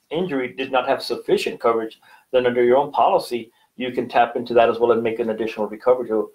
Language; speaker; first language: English; native; English